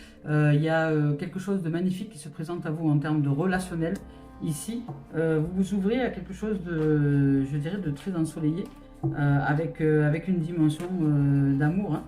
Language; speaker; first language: French; native; French